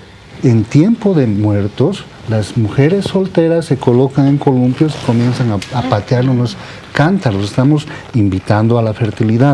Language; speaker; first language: Spanish; native; Spanish